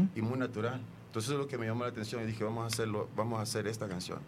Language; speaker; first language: Spanish; native; Spanish